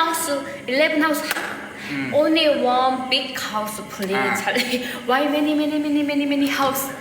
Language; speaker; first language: English; non-native, learner; Korean